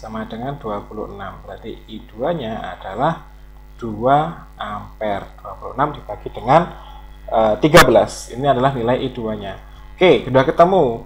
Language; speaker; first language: Indonesian; native; Indonesian